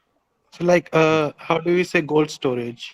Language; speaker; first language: English; non-native, local second language; Hindi